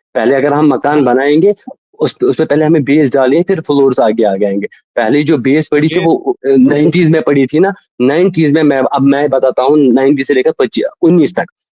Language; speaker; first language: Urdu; non-native, local second language; Kashmiri